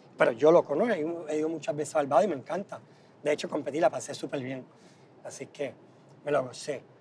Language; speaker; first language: Spanish; native; Spanish